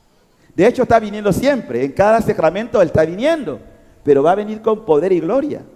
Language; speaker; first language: Spanish; native; Spanish